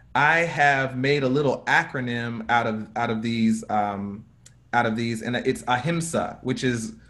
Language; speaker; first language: English; native; English